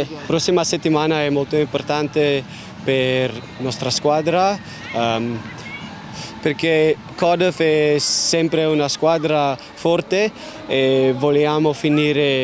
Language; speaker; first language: Italian; non-native, learner; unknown